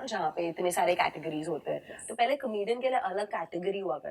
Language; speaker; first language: Hindi; native; Hindi